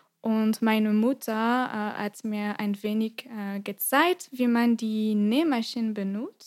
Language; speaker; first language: German; non-native, fluent; French